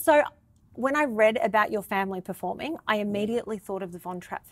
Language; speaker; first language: English; native; English